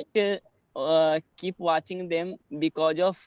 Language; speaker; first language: English; non-native, learner; Hindi